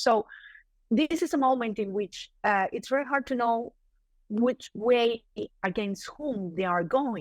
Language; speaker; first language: English; non-native, fluent; Spanish